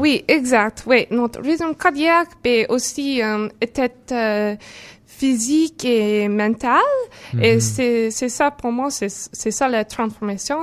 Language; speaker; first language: French; non-native, learner; English